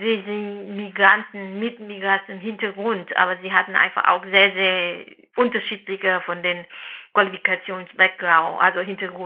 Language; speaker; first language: German; non-native, fluent; Vietnamese